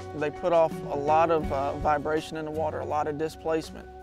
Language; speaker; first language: English; native; English